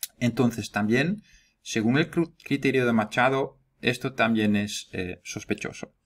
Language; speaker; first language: Spanish; non-native, fluent; Dutch